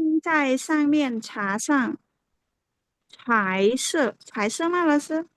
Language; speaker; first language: Chinese; non-native, learner; Khmer